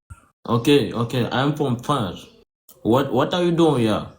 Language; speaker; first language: English; non-native, learner; French